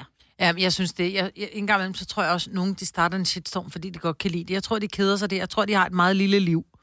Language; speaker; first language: Danish; native; Danish